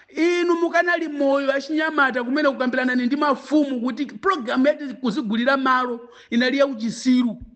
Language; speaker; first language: Nyanja; native; Nyanja